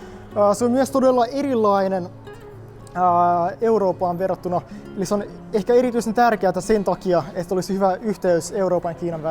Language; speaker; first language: Finnish; non-native, fluent; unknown